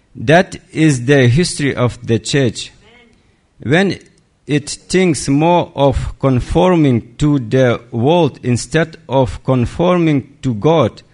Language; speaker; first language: English; non-native, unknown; Lithuanian